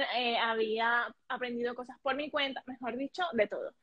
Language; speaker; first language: Spanish; native; Spanish